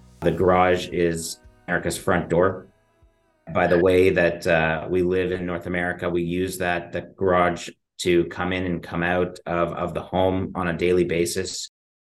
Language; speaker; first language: English; native; English